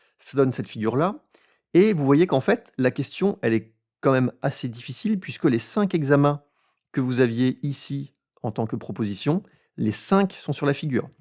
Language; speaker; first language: French; native; French